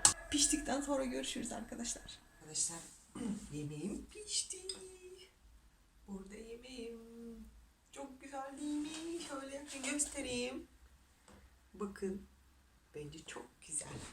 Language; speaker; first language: Turkish; non-native, fluent; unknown